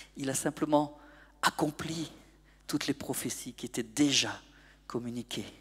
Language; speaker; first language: French; native; French